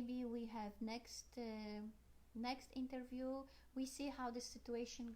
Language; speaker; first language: English; non-native, learner; Polish